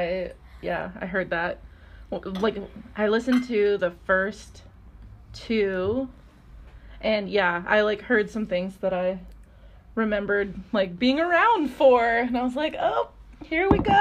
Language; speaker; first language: English; native; English